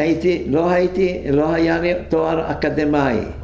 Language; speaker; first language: Hebrew; non-native, fluent; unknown